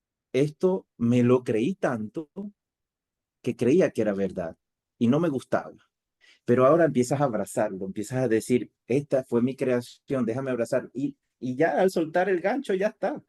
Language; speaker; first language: Spanish; native; Spanish